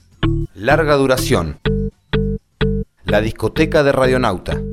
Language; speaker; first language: Spanish; native; Spanish